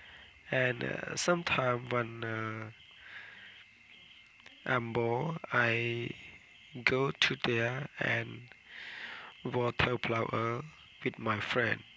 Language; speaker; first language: English; non-native, learner; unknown